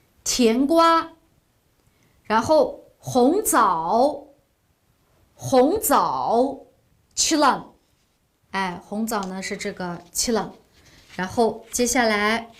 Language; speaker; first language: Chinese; non-native, local second language; Uyghur